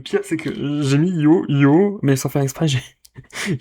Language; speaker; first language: French; native; French